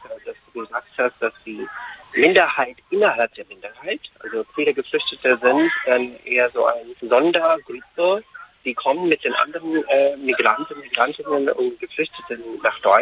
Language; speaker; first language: German; non-native, fluent; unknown